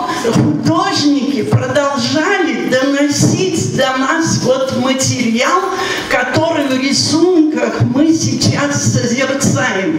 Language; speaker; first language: Russian; native; Russian